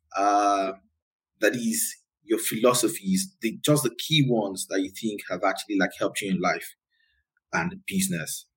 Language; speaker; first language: English; non-native, local second language; Yoruba